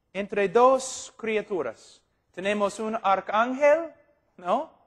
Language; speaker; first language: Spanish; non-native, fluent; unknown